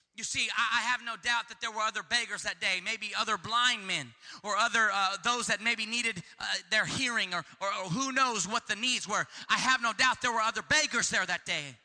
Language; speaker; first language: English; native; English